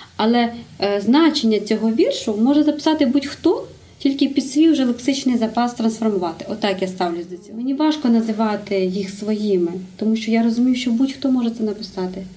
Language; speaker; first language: Ukrainian; native; Ukrainian